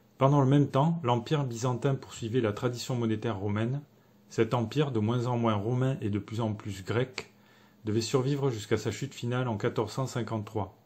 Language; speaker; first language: French; native; French